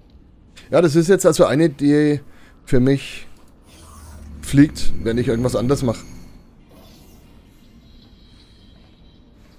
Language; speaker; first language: German; native; German